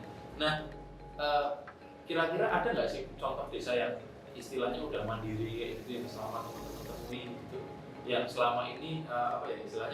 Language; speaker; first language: Indonesian; native; Indonesian